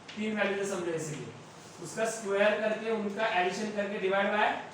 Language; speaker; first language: Hindi; non-native, local second language; Marathi